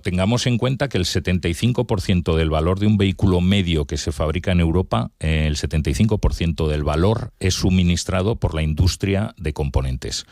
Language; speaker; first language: Spanish; native; Spanish